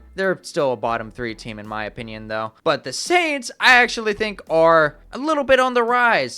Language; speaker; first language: English; native; English